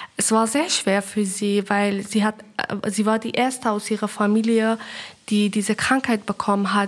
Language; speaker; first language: German; non-native, learner; Persian